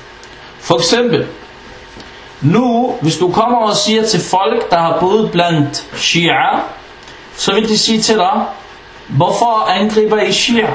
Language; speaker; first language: Danish; non-native, fluent; Arabic